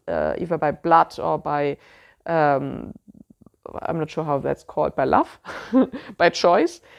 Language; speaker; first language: English; non-native, fluent; German